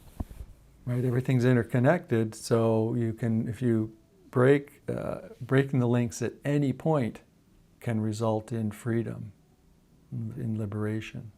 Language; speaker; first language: English; native; English